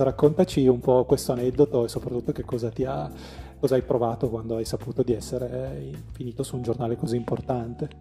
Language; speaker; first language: Italian; native; Italian